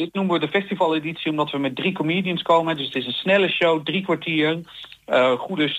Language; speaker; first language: Dutch; native; Dutch